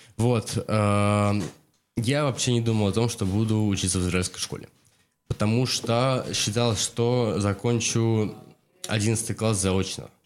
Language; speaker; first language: Russian; native; Russian